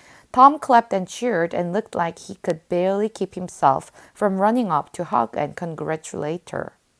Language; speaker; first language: English; non-native, fluent; Korean